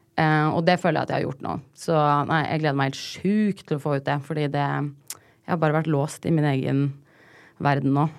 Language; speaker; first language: Norwegian; native; Norwegian